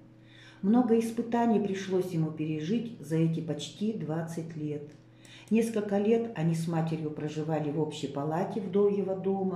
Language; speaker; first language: Russian; native; Russian